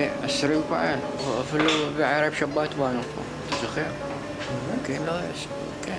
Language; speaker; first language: Hebrew; non-native, fluent; Arabic